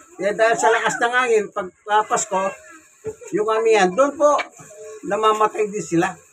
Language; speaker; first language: Filipino; non-native, local second language; Pampanga